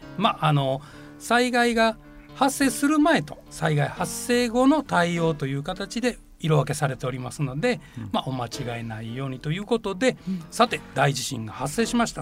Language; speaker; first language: Japanese; native; Japanese